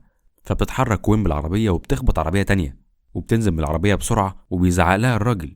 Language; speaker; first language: Arabic; native; Arabic